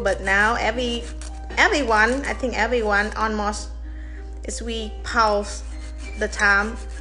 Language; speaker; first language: English; non-native, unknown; Vietnamese